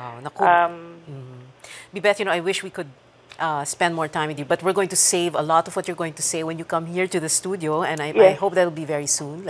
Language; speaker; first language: English; non-native, local second language; Filipino